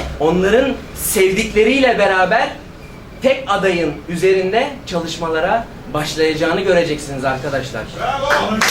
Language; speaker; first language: Turkish; native; Turkish